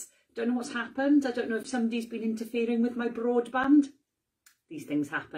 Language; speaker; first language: English; native; English